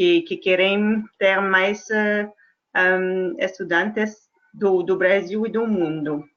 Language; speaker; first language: Portuguese; non-native, fluent; French